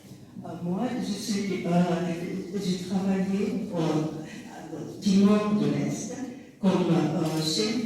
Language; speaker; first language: French; non-native, learner; Japanese